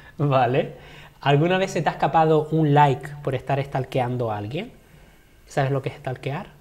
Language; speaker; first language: Spanish; native; Spanish